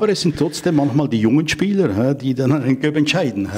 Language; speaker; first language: German; native; German